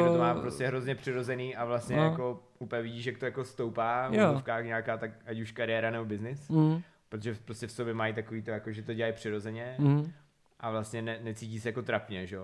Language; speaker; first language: Czech; native; Czech